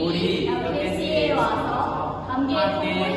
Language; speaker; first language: Korean; non-native, learner; Lao